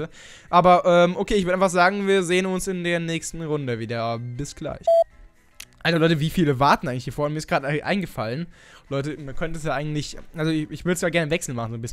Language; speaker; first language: German; native; German